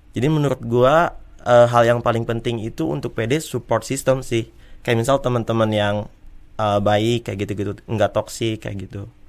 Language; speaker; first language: Indonesian; native; Indonesian